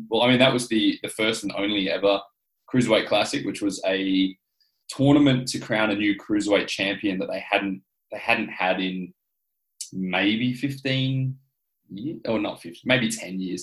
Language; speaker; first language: English; native; English